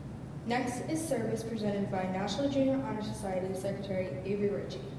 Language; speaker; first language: English; native; English